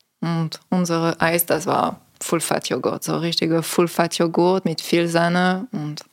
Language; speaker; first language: German; non-native, learner; French